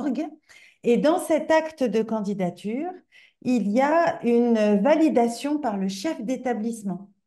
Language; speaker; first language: French; native; French